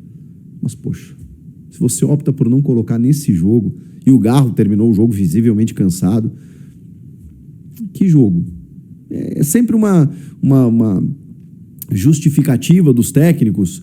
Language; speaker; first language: Portuguese; native; Portuguese